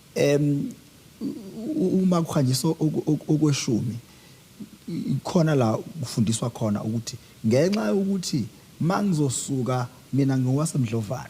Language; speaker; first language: Zulu; native; Zulu